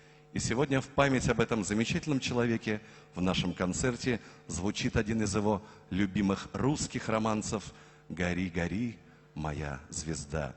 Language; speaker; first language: Russian; native; Russian